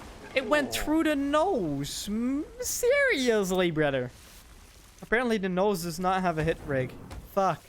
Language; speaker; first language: English; non-native, fluent; Dutch